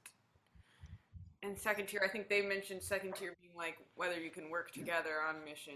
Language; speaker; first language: English; native; English